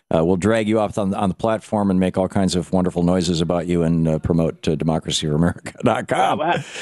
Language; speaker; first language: English; native; English